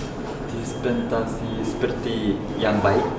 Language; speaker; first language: Indonesian; non-native, fluent; Korean